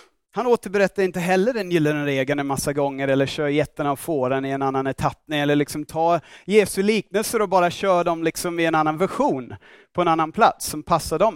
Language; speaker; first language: Swedish; non-native, fluent; English